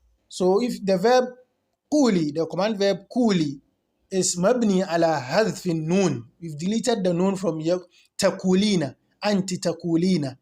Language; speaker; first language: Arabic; non-native, fluent; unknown